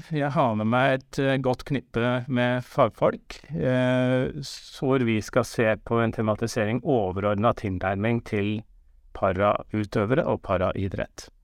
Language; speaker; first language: Norwegian; native; Norwegian